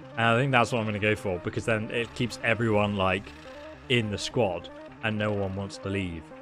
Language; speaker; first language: English; native; English